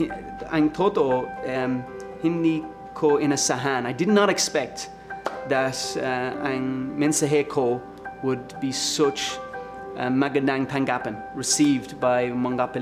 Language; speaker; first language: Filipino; non-native, learner; English